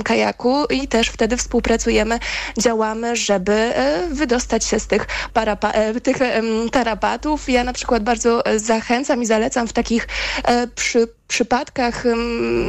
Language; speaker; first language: Polish; native; Polish